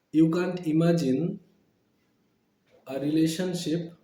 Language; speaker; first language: Hindi; non-native, local second language; Bangla